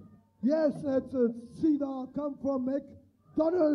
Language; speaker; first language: English; non-native, learner; German